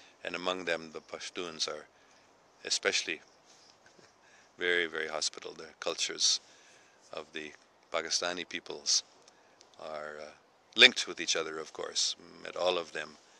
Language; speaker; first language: English; native; English